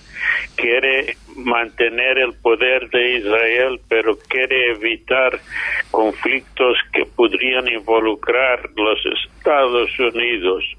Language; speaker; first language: Spanish; non-native, fluent; English